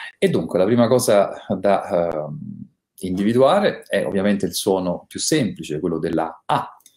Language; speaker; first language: Italian; native; Italian